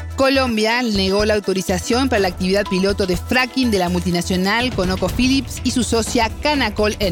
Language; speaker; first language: Spanish; native; Spanish